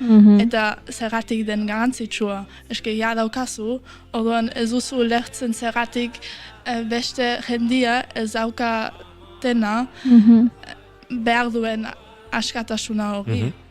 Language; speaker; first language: Basque; early bilingual, heritage; Basque